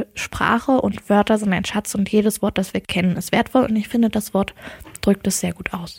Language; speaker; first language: German; native; German